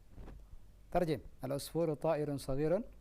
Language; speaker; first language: Arabic; non-native, fluent; Indonesian